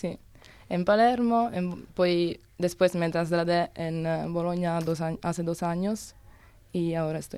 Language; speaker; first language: Spanish; non-native, learner; Italian